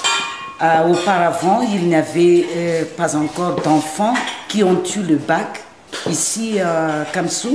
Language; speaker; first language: French; non-native, local second language; Malagasy